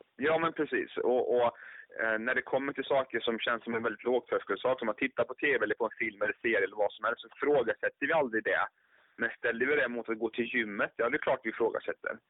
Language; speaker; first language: Swedish; native; Swedish